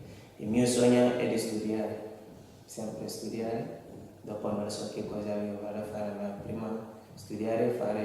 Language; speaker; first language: Italian; non-native, learner; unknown